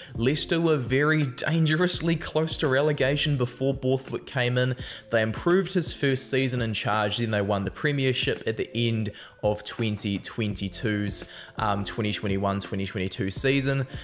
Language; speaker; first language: English; native; English